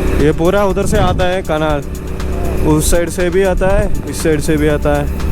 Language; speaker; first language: Hindi; non-native, local second language; Malayalam